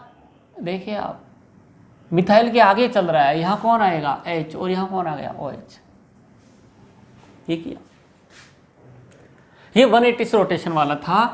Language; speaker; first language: Hindi; native; Hindi